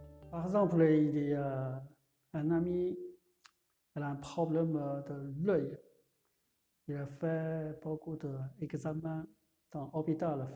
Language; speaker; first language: French; non-native, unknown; Chinese